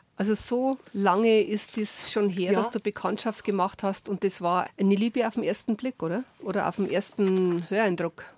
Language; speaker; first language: German; native; German